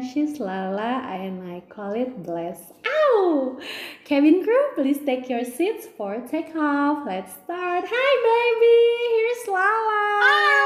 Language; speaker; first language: English; non-native, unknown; Indonesian